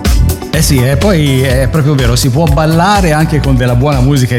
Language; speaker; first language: Italian; native; Italian